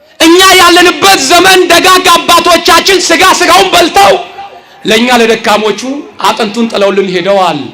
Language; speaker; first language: Amharic; native; Amharic